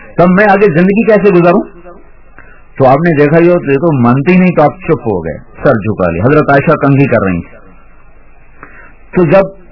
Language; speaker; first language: Urdu; non-native, local second language; Punjabi